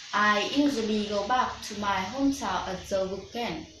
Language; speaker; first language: English; non-native, learner; Vietnamese